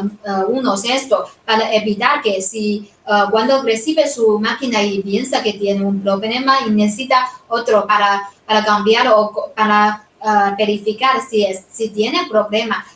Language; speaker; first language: Spanish; non-native, fluent; Chinese